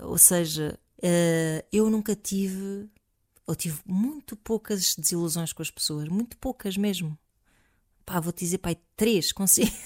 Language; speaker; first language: Portuguese; native; Portuguese